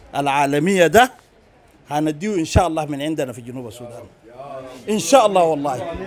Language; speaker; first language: Arabic; native; Arabic